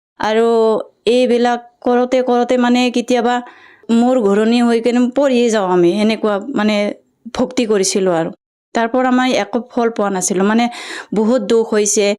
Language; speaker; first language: Assamese; non-native, local second language; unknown